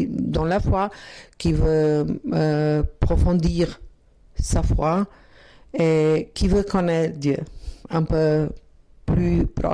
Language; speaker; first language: French; non-native, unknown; Croatian